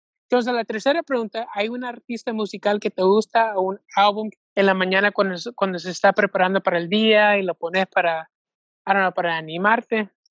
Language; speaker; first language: Spanish; early bilingual, heritage; Spanish